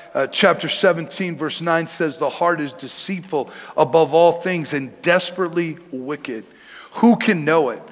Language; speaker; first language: English; native; English